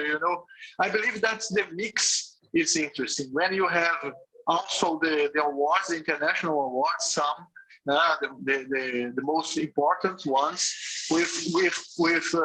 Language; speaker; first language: English; non-native, fluent; Portuguese